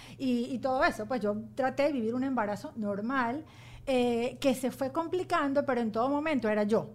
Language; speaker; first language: Spanish; native; Spanish